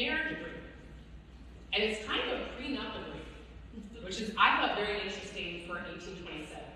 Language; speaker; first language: English; native; English